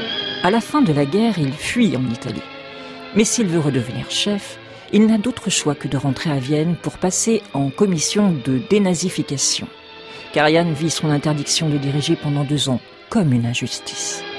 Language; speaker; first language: French; native; French